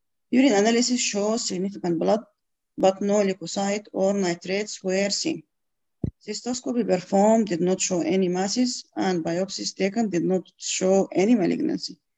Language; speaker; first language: English; non-native, fluent; Arabic